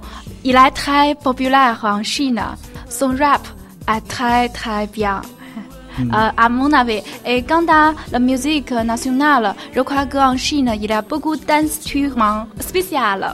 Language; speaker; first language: French; non-native, learner; Chinese